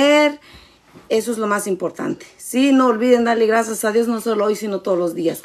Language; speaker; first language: Spanish; native; Spanish